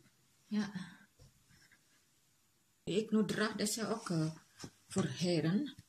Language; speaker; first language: Dutch; non-native, learner; Indonesian